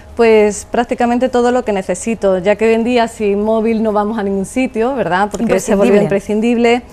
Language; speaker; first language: Spanish; native; Spanish